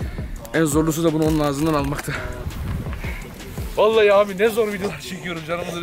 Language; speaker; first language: Turkish; native; Turkish